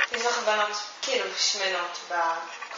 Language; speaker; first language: Hebrew; native; Hebrew